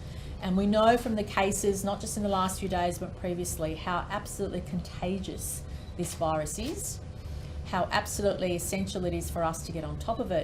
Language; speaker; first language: English; native; English